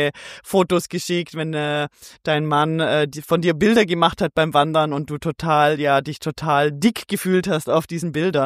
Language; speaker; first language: German; native; German